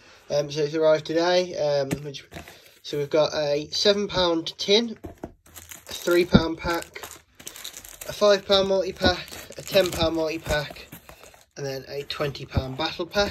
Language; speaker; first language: English; native; English